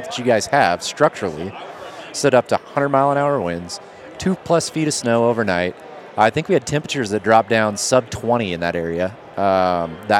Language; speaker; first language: English; native; English